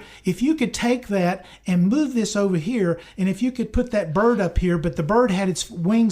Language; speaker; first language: English; native; English